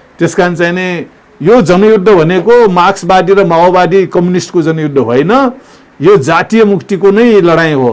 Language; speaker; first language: Nepali; non-native, local second language; Newari